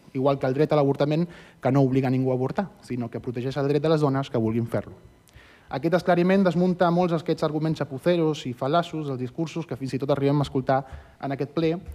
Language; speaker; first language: Catalan; early bilingual, other home language; Spanish